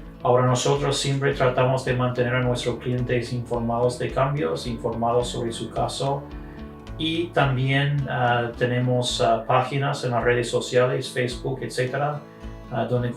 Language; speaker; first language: Spanish; non-native, fluent; English